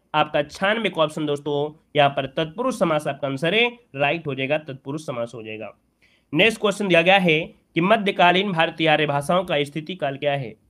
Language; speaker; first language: Hindi; native; Hindi